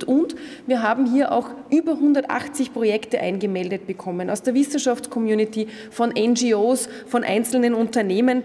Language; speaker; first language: German; native; German